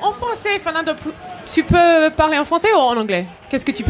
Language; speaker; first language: French; non-native, fluent; English